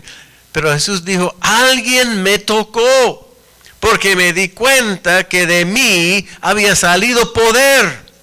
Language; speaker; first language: Spanish; non-native, fluent; English